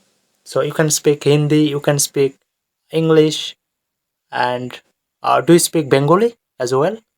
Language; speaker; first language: English; non-native, fluent; Bangla